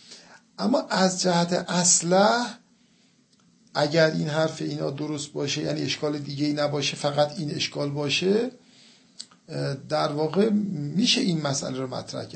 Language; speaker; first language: Persian; native; Persian